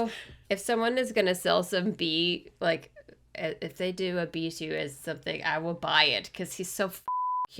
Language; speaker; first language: English; native; English